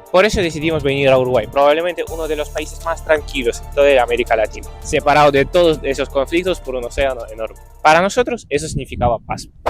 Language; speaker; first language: Spanish; non-native, fluent; Ukrainian